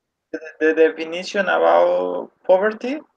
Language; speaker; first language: English; non-native, learner; Spanish